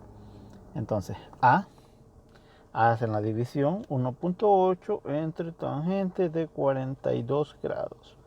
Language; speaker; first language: Spanish; native; Spanish